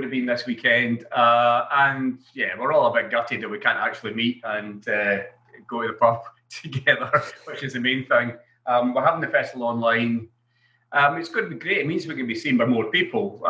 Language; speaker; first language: English; native; English